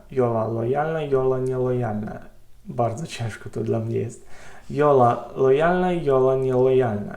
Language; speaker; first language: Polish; non-native, learner; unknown